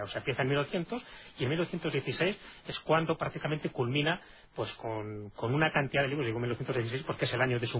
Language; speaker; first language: Spanish; native; Spanish